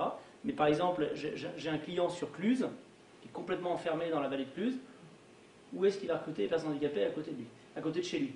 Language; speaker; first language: French; native; French